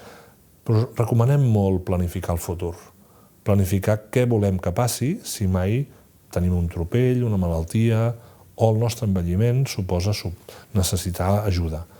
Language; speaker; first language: Catalan; native; Catalan